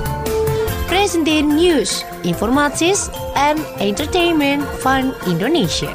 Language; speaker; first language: Dutch; non-native, fluent; Indonesian